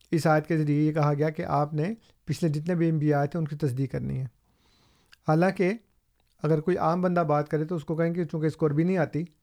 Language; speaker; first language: Urdu; non-native, local second language; Punjabi